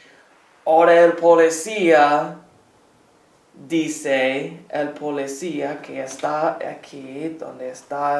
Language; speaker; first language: Spanish; non-native, fluent; English